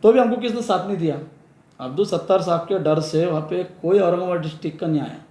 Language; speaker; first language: Hindi; non-native, local second language; Urdu